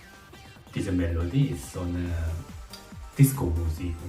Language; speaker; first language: German; non-native, learner; Korean